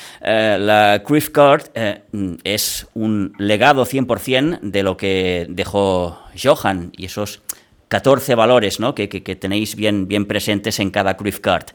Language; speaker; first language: Spanish; non-native, local second language; Catalan